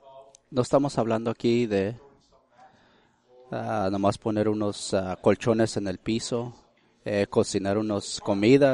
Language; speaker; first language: Spanish; early bilingual, heritage; Spanish